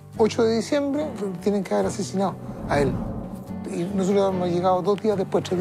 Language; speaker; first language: Spanish; early bilingual, heritage; Spanish